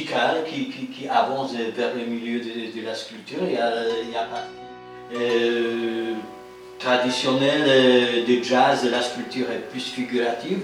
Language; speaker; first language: French; non-native, fluent; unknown